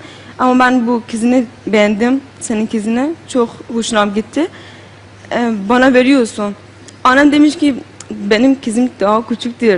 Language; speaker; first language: Turkish; non-native, learner; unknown